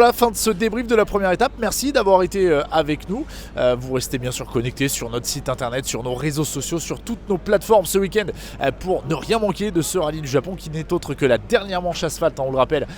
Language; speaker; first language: French; native; French